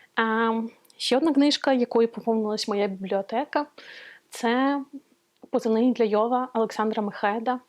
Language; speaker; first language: Ukrainian; non-native, local second language; Russian